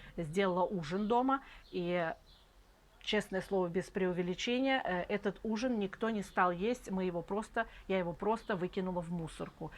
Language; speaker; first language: Russian; native; Russian